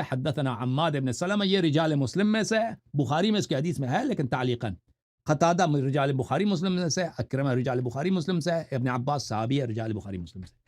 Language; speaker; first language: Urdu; non-native, fluent; Persian